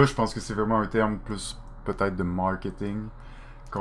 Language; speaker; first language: French; native; French